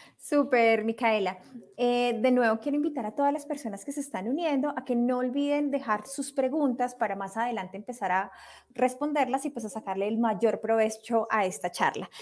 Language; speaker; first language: Spanish; native; Spanish